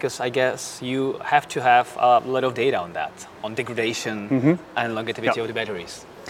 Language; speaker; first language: English; non-native, fluent; Czech